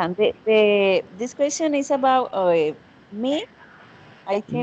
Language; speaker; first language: English; non-native, learner; Spanish